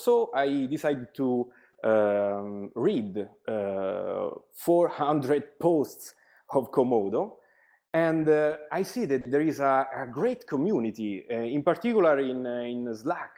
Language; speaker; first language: English; non-native, learner; Italian